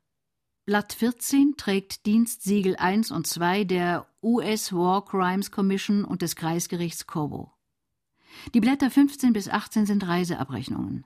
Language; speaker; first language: German; native; German